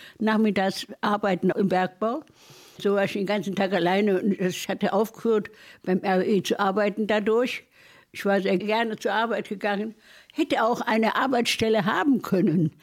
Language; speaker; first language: German; native; German